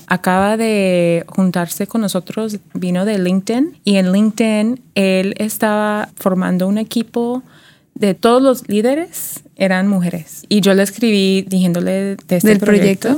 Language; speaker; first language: Spanish; early bilingual, heritage; Spanish